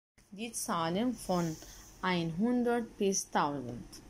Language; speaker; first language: German; non-native, fluent; Arabic